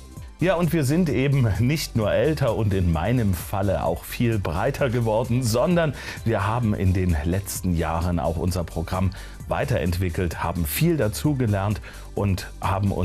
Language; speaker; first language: German; native; German